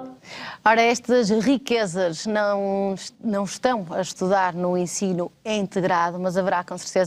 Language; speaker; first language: Portuguese; native; Portuguese